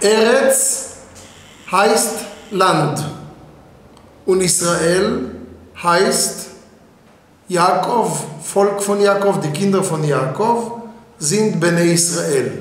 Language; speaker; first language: German; non-native, fluent; Hebrew